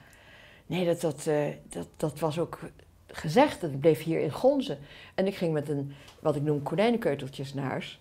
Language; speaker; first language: Dutch; native; Dutch